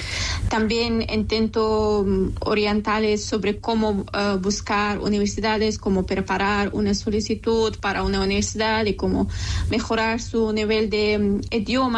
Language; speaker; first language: Spanish; non-native, local second language; Persian